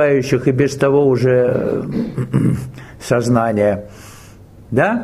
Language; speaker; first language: Russian; native; Russian